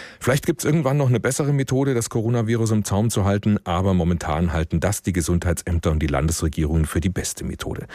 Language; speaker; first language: German; native; German